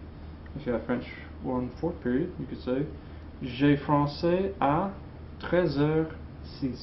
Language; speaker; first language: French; non-native, fluent; English